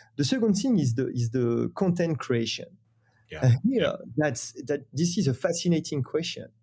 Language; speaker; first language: English; non-native, fluent; French